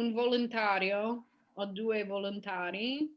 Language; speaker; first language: Italian; non-native, fluent; English